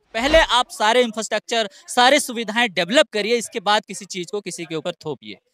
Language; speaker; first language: Hindi; native; Hindi